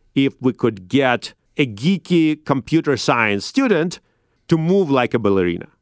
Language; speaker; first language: English; non-native, fluent; Russian